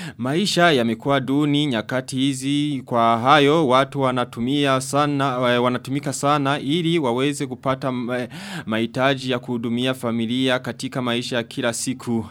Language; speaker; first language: Swahili; non-native, local second language; Rundi